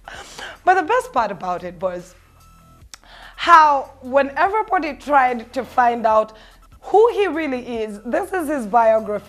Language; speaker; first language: English; non-native, local second language; Ganda